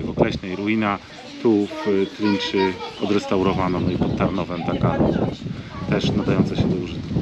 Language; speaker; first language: Polish; native; Polish